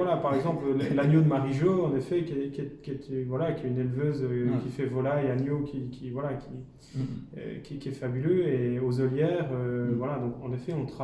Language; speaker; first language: French; native; French